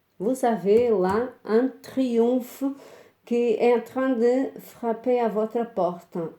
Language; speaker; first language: French; non-native, fluent; Portuguese